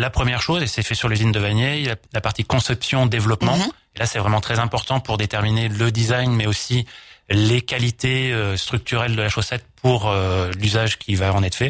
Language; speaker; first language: French; native; French